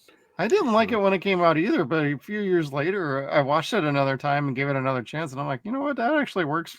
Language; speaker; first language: English; native; English